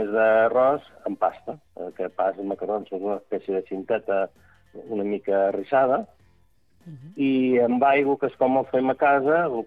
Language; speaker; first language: Catalan; native; Catalan